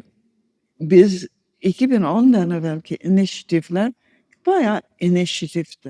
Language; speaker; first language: Turkish; non-native, fluent; English